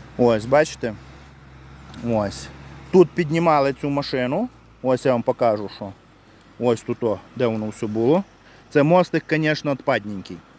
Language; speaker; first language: Ukrainian; native; Ukrainian